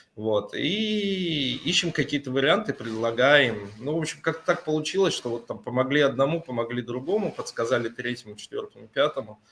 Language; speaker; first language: Russian; native; Russian